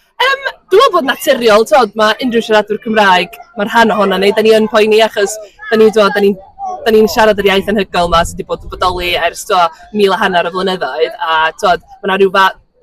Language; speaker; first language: Welsh; native; Welsh